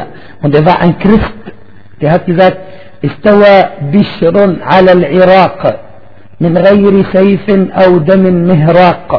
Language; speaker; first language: German; non-native, fluent; Arabic